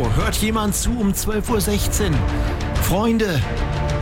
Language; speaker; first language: German; native; German